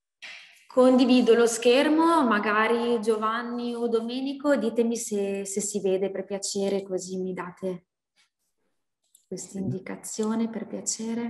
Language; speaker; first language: Italian; native; Italian